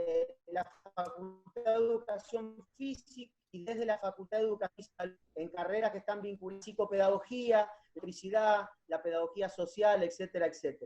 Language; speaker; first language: Spanish; native; Spanish